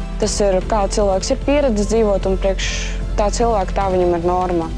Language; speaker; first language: Latvian; non-native, local second language; Russian